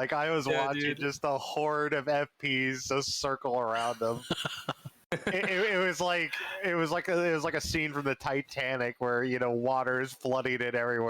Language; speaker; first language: English; native; English